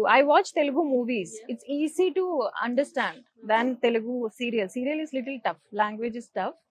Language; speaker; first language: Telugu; non-native, learner; Malayalam